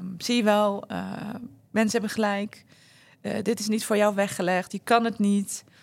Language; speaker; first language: Dutch; early bilingual, other home language; Turkish